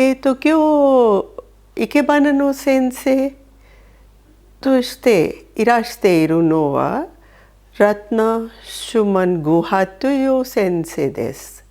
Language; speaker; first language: Japanese; non-native, fluent; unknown